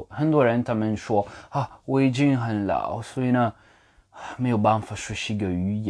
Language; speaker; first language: Chinese; non-native, fluent; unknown